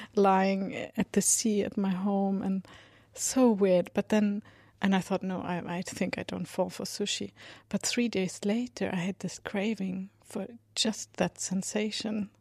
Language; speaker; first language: English; non-native, fluent; Swedish